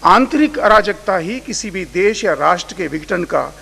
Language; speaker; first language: Hindi; non-native, local second language; Marathi